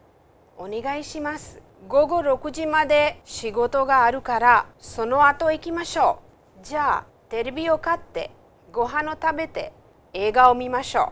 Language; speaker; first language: Japanese; non-native, fluent; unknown